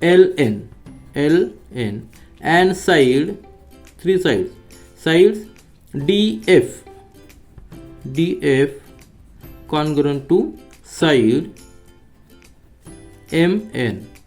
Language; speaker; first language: English; non-native, local second language; Marathi